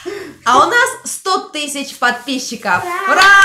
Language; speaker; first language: Russian; native; Russian